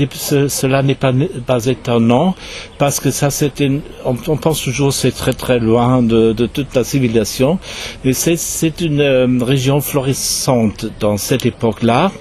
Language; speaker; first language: French; non-native, fluent; German